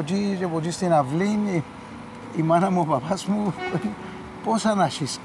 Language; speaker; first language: Greek; early bilingual, heritage; Greek